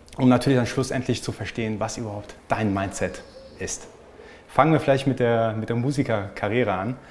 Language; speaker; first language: German; native; German